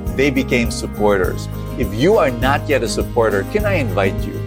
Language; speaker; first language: English; non-native, local second language; Filipino